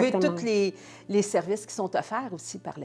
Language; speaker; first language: French; native; French